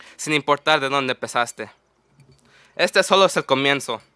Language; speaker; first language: Spanish; early bilingual, heritage; Spanish